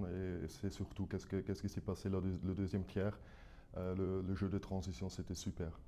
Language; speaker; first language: French; non-native, fluent; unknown